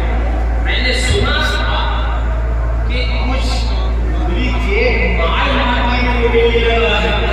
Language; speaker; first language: Urdu; native; Urdu